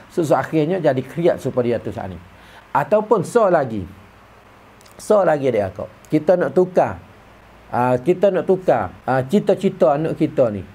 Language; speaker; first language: Malay; native; Malay